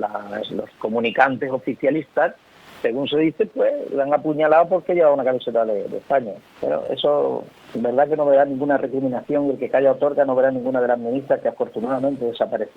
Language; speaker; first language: Spanish; native; Spanish